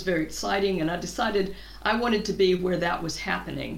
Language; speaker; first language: English; native; English